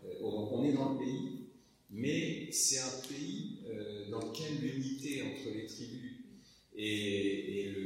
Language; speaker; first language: French; native; French